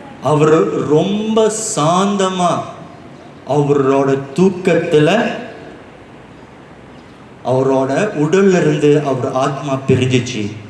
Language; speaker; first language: Tamil; native; Tamil